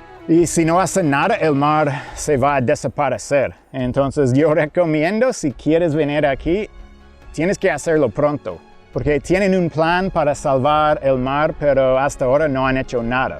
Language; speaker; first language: Spanish; non-native, fluent; English